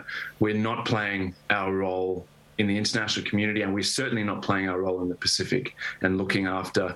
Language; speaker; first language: English; native; English